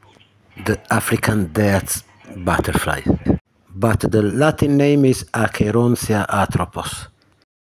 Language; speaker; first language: English; non-native, learner; Spanish